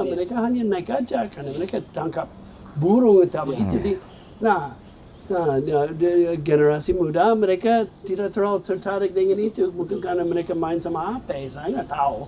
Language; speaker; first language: Indonesian; non-native, fluent; English